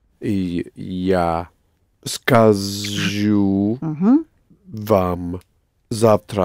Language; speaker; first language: Russian; non-native, learner; English